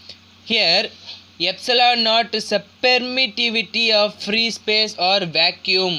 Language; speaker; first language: Tamil; native; Tamil